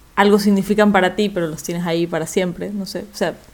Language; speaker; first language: Spanish; native; Spanish